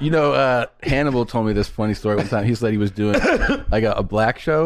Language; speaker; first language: English; early bilingual, other home language; Spanish